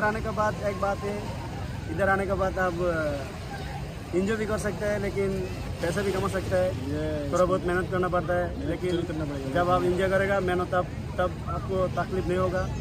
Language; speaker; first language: Hindi; non-native, learner; Bangla